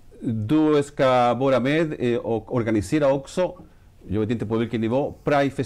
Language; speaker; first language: Swedish; non-native, fluent; Spanish